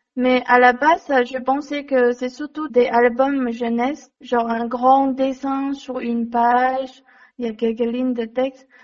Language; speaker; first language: French; non-native, learner; Chinese